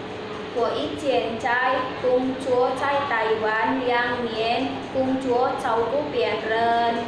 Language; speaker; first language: Chinese; non-native, learner; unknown